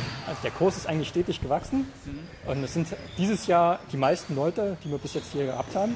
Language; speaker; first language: German; native; German